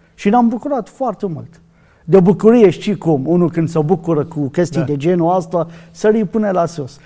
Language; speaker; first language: Romanian; non-native, learner; Arabic